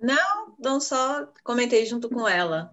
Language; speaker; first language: Portuguese; native; Portuguese